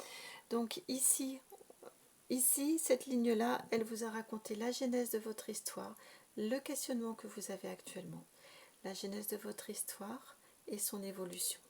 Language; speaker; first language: French; native; French